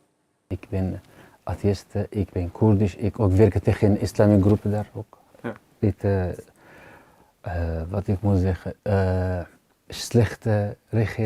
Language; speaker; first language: Dutch; non-native, learner; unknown